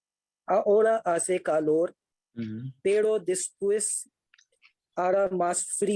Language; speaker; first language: Spanish; non-native, learner; Hindi